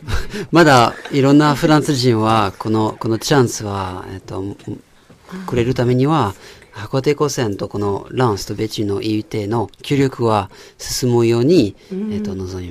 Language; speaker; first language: Japanese; non-native, learner; French